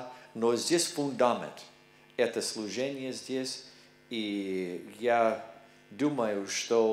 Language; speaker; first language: Russian; non-native, learner; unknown